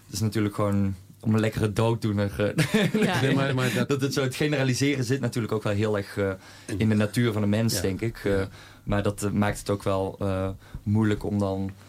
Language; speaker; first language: Dutch; native; Dutch